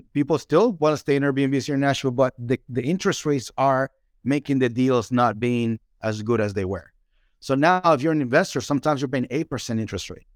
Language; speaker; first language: English; non-native, fluent; Spanish